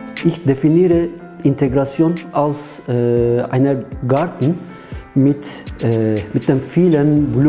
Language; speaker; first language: German; non-native, learner; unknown